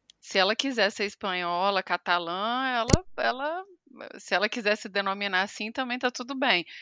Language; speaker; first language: Portuguese; native; Portuguese